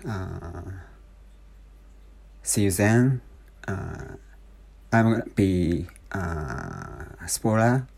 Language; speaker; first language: English; non-native, learner; Japanese